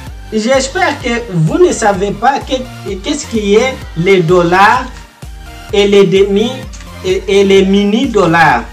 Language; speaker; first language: French; non-native, fluent; Portuguese